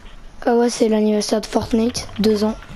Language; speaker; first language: French; native; French